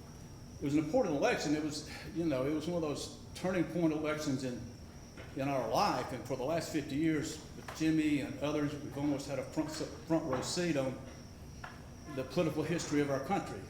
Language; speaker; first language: English; native; English